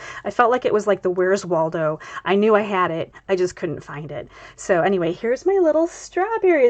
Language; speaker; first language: English; native; English